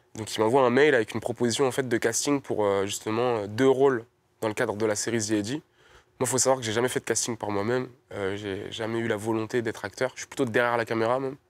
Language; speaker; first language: French; native; French